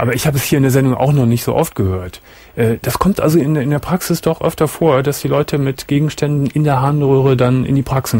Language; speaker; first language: German; native; German